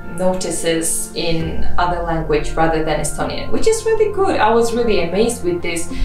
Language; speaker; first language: English; non-native, fluent; Georgian